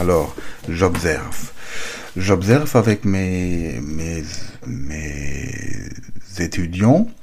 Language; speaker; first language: French; non-native, learner; German